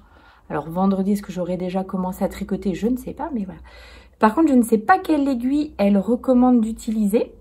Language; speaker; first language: French; native; French